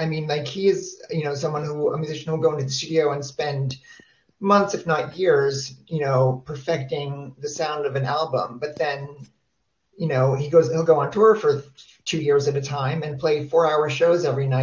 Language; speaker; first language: English; native; English